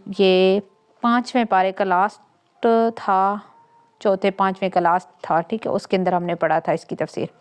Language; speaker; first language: Urdu; non-native, local second language; Punjabi